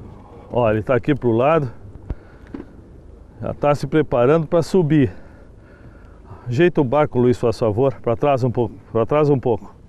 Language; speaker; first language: Portuguese; native; Portuguese